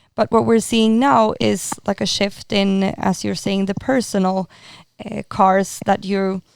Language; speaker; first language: English; non-native, fluent; Swedish